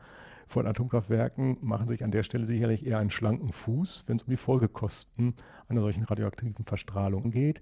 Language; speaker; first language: German; native; German